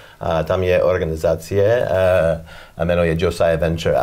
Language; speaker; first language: Slovak; non-native, learner; English